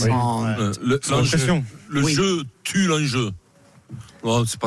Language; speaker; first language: French; native; French